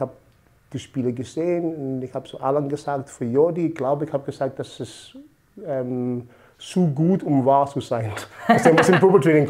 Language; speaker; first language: German; non-native, fluent; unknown